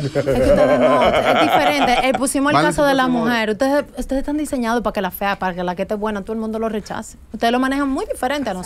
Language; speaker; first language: Spanish; native; Spanish